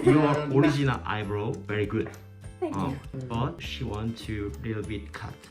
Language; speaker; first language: English; non-native, learner; Korean